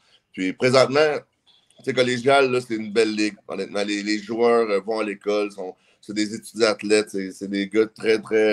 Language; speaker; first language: French; native; French